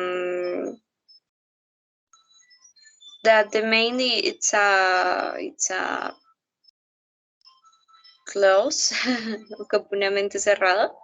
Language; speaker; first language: English; non-native, learner; Spanish